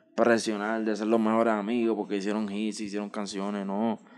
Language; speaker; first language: Spanish; native; Spanish